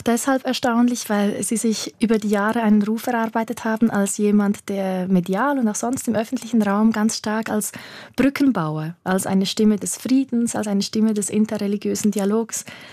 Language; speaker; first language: German; native; German